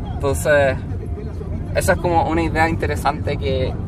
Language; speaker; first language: Spanish; native; Spanish